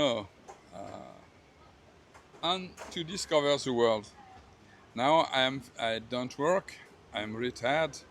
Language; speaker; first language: English; non-native, learner; French